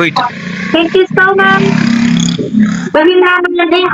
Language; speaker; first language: English; non-native, learner; Vietnamese